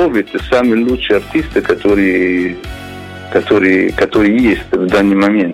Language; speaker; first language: Russian; non-native, learner; Italian